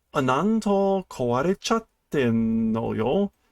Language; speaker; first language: Japanese; non-native, learner; English